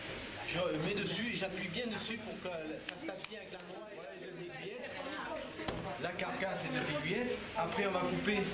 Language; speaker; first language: French; native; French